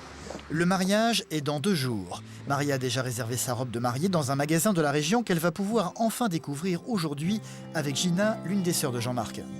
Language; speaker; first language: French; native; French